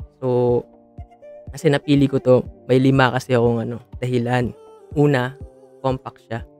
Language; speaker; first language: Filipino; native; Filipino